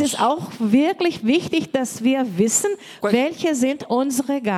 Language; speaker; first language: German; non-native, learner; Portuguese